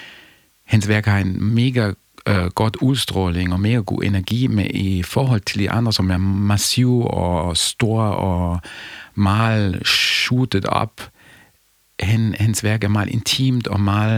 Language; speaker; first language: Danish; non-native, fluent; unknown